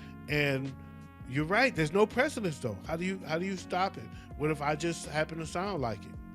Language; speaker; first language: English; native; English